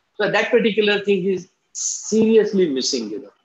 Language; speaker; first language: English; non-native, local second language; Marathi